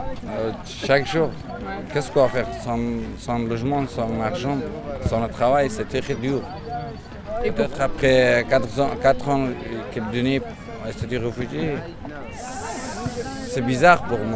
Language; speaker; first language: French; non-native, learner; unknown